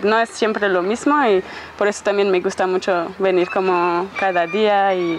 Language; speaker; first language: Spanish; non-native, fluent; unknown